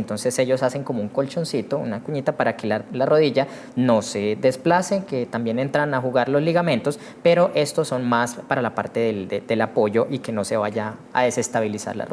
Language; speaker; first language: Spanish; native; Spanish